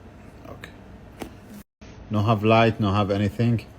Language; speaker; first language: English; non-native, learner; Arabic